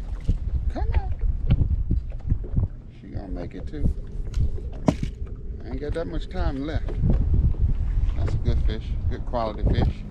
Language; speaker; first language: English; native; English